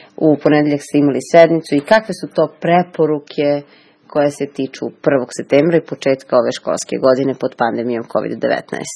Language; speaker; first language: Serbian; native; Serbian